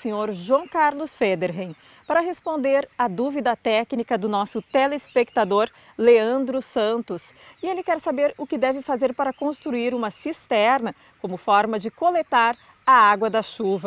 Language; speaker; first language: Portuguese; native; Portuguese